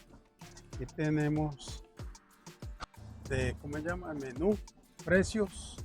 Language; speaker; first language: Spanish; native; Spanish